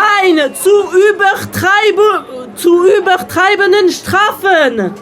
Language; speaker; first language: German; non-native, local second language; French